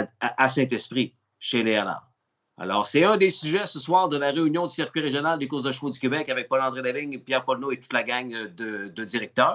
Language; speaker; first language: French; native; French